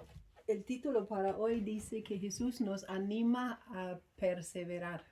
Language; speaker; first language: Spanish; non-native, fluent; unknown